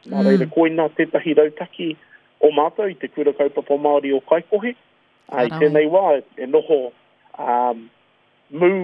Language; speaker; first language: Māori; non-native, local second language; English